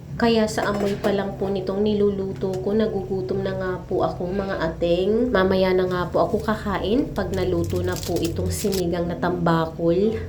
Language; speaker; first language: Filipino; non-native, local second language; Masbatenyo